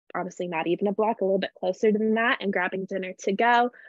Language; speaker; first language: English; native; English